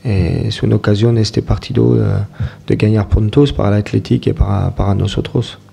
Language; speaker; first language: Spanish; non-native, fluent; French